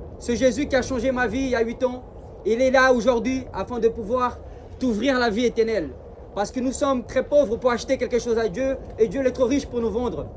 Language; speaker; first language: French; early bilingual, other home language; Portuguese